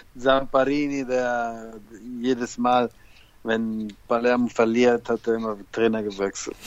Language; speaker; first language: German; native; German